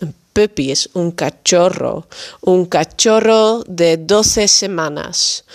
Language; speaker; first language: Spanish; non-native, fluent; Dutch